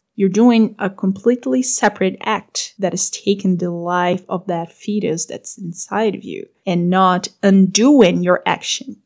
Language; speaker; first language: English; non-native, fluent; Portuguese